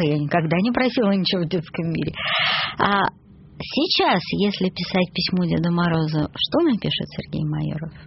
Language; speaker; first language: Russian; native; Russian